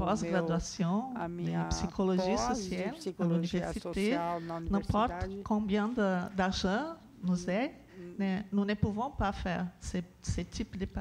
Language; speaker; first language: French; non-native, fluent; Portuguese